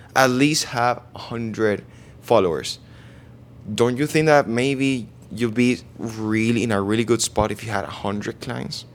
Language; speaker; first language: English; non-native, fluent; Spanish